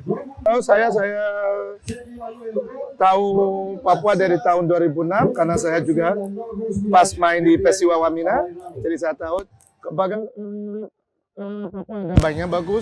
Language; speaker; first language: Indonesian; non-native, fluent; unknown